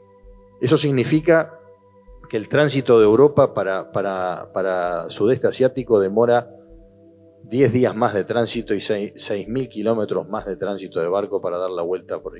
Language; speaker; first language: Spanish; native; Spanish